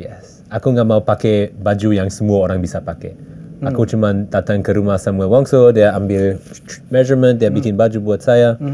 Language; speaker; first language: Indonesian; early bilingual, heritage; English